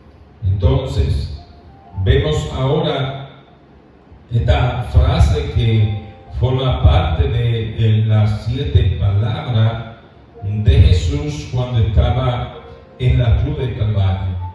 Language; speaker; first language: Spanish; native; Spanish